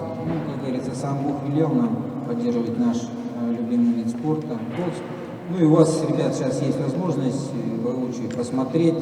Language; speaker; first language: Russian; native; Russian